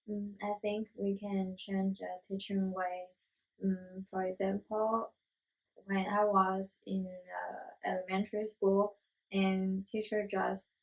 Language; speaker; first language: English; non-native, learner; Chinese